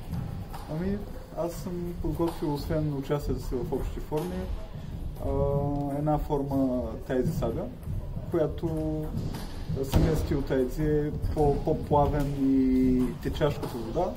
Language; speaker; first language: Bulgarian; native; Bulgarian